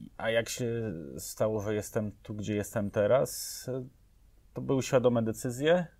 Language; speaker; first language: Polish; native; Polish